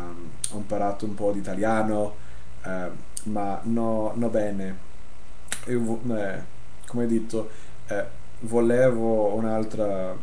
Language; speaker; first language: Italian; non-native, learner; English